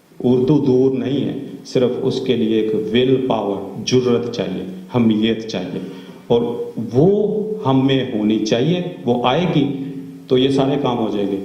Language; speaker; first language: Urdu; non-native, local second language; Punjabi